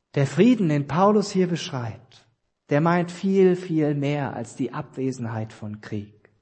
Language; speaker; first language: German; native; German